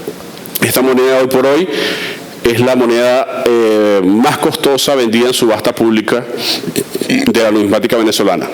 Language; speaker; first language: Spanish; native; Spanish